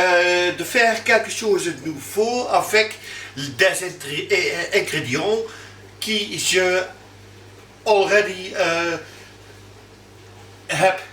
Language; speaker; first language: French; non-native, learner; Dutch